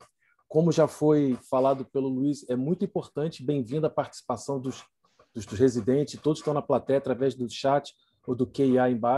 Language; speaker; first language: Portuguese; native; Portuguese